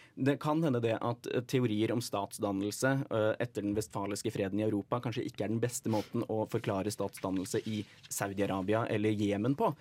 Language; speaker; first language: Norwegian; native; Norwegian